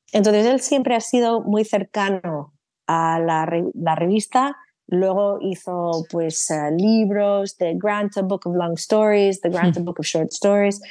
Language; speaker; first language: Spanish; non-native, fluent; English